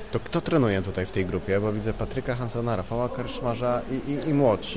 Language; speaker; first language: Polish; native; Polish